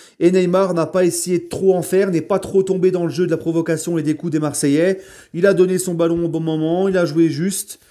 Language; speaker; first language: French; native; French